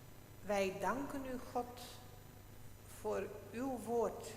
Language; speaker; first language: Dutch; non-native, local second language; Western Frisian